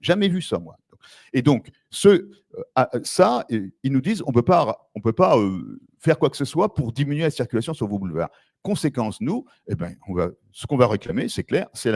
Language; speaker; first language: French; native; French